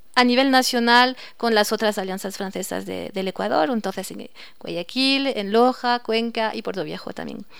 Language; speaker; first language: Spanish; non-native, fluent; French